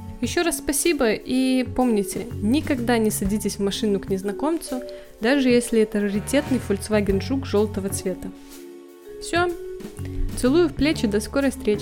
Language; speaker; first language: Russian; native; Russian